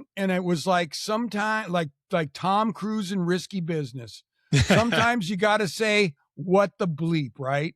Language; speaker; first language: English; native; English